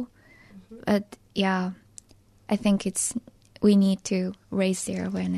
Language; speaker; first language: English; non-native, fluent; Japanese